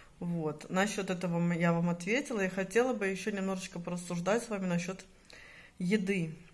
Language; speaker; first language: Russian; native; Russian